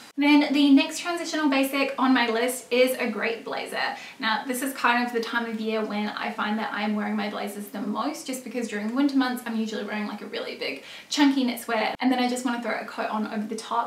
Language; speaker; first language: English; native; English